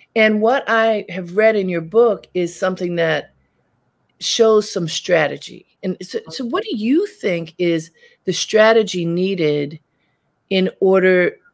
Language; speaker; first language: English; native; English